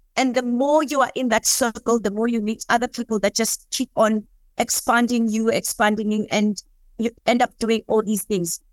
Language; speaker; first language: English; non-native, local second language; Southern Sotho